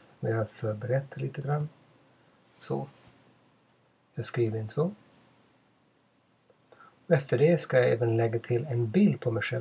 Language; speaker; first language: Swedish; non-native, fluent; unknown